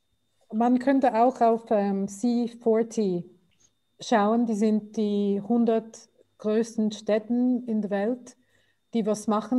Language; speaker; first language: German; non-native, fluent; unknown